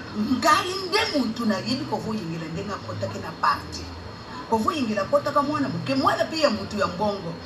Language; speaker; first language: Lingala; non-native, local second language; Luba-Lulua